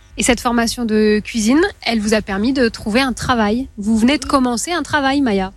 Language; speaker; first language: French; native; French